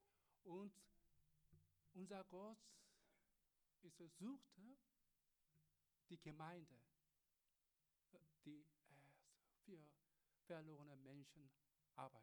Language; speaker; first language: German; non-native, learner; Korean